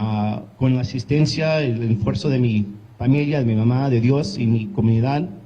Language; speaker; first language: Spanish; early bilingual, heritage; English